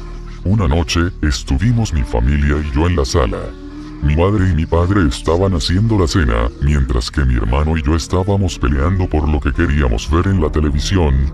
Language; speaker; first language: Spanish; native; Spanish